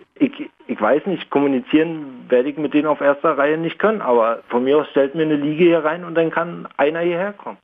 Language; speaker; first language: German; native; German